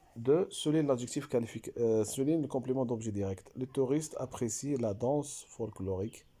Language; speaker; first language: French; non-native, local second language; Arabic